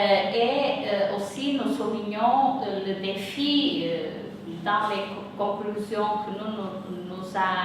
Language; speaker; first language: French; non-native, fluent; Portuguese